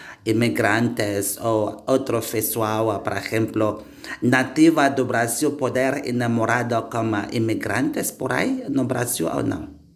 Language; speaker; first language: Portuguese; non-native, learner; Indonesian